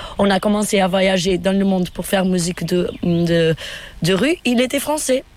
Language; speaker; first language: French; non-native, fluent; Portuguese